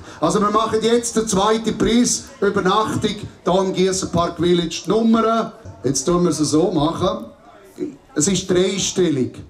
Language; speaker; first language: German; native; German